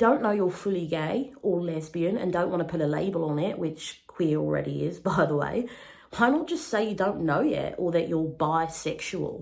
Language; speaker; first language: English; native; English